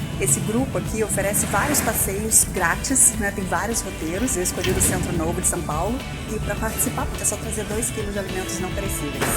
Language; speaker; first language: Portuguese; native; Portuguese